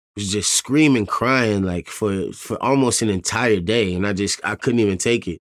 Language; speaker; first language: English; native; English